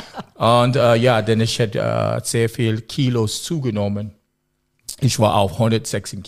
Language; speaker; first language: German; non-native, learner; English